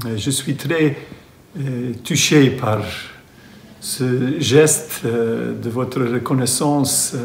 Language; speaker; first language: French; non-native, fluent; Ukrainian